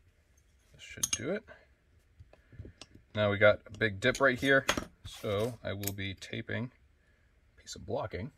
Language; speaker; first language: English; native; English